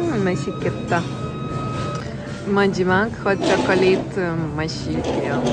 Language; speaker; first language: Korean; non-native, learner; Russian